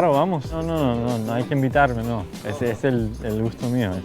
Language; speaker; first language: Spanish; early bilingual, heritage; English